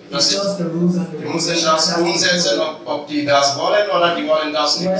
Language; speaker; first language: German; non-native, learner; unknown